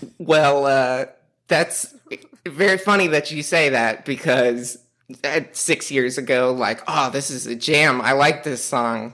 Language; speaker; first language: English; native; English